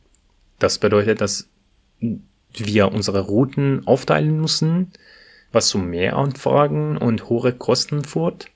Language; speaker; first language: German; non-native, fluent; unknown